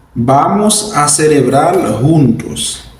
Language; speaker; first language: Spanish; non-native, fluent; Haitian Creole